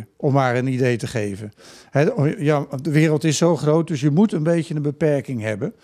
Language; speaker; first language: Dutch; native; Dutch